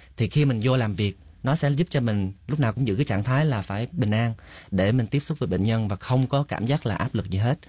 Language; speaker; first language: Vietnamese; early bilingual, heritage; Vietnamese